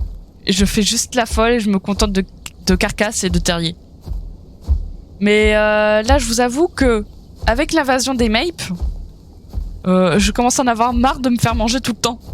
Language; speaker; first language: French; native; French